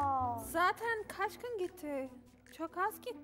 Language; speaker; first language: Turkish; non-native, learner; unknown